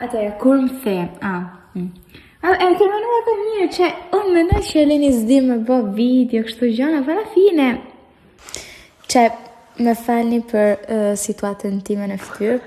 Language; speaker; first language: Albanian; early bilingual, heritage; Albanian